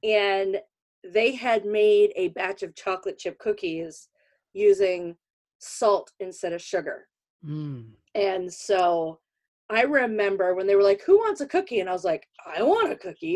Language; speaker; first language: English; native; English